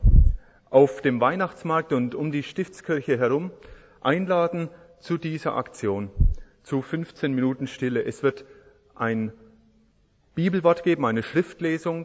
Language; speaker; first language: German; native; German